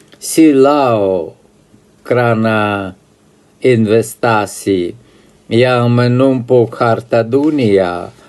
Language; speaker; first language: Indonesian; non-native, fluent; Russian